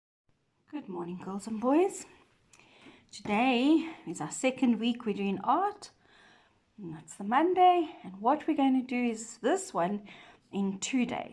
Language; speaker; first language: English; native; English